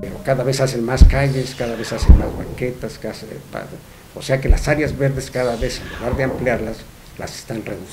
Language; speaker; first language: Spanish; native; Spanish